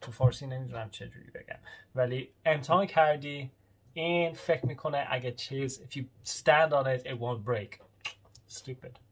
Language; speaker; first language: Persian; early bilingual, heritage; Persian